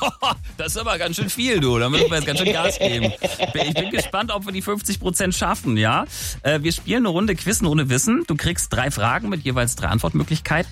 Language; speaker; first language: German; native; German